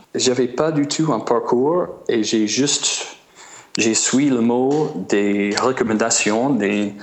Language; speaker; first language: French; non-native, fluent; English